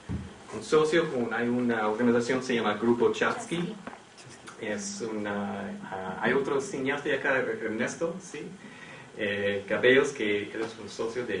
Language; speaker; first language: Spanish; non-native, fluent; English